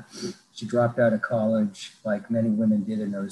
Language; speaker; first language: English; native; English